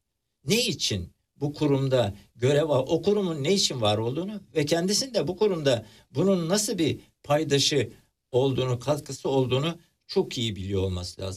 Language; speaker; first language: Turkish; native; Turkish